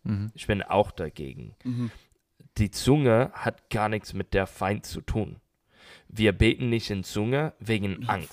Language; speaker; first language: German; non-native, learner; English